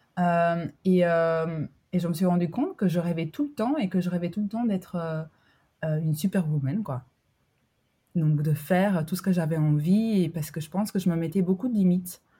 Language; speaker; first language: French; early bilingual, other home language; Albanian